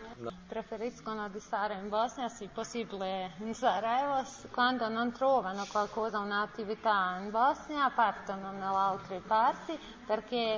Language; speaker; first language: Italian; non-native, learner; Bosnian